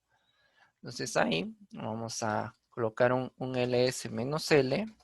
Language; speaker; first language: Spanish; native; Spanish